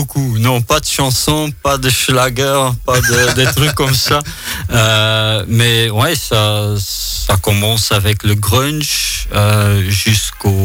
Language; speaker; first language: French; non-native, local second language; Dutch